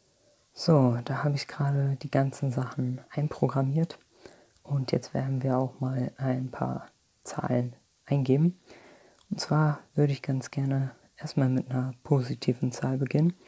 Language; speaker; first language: German; native; German